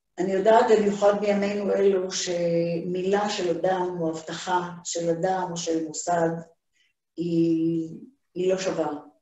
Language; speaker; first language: Hebrew; early bilingual, other home language; Hungarian